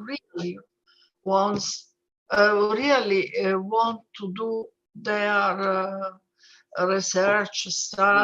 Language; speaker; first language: English; non-native, fluent; Italian